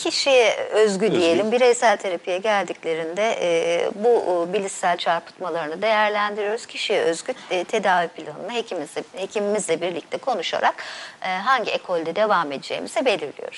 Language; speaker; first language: Turkish; native; Turkish